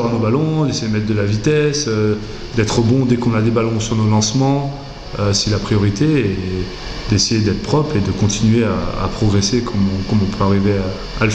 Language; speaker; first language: French; native; French